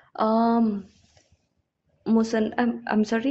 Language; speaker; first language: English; non-native, learner; Indonesian